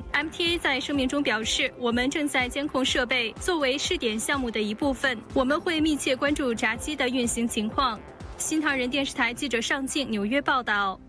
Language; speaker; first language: Chinese; native; Chinese